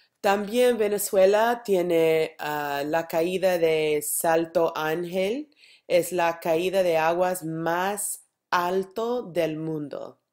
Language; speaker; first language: Spanish; non-native, learner; English